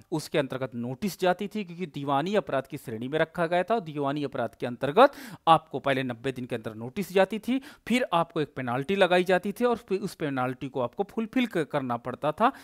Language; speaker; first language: Hindi; native; Hindi